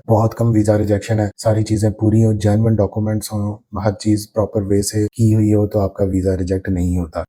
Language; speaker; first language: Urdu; native; Urdu